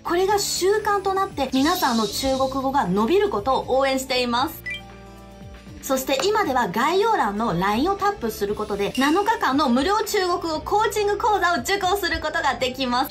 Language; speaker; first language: Japanese; non-native, fluent; Chinese